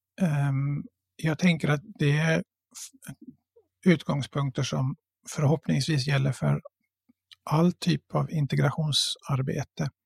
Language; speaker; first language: Swedish; native; Swedish